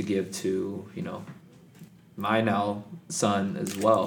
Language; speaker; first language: English; native; English